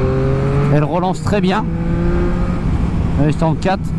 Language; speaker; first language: French; native; French